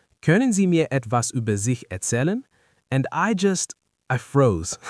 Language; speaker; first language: German; non-native, learner; English